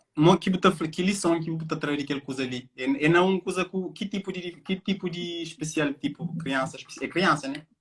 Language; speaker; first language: Portuguese; non-native, local second language; Kabuverdianu